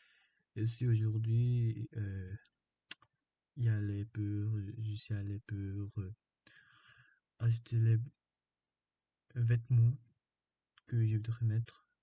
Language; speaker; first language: French; non-native, fluent; Korean